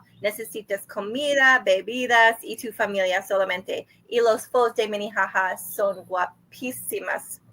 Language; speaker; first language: Spanish; non-native, learner; English